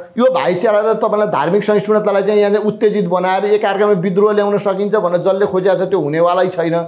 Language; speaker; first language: Nepali; native; Nepali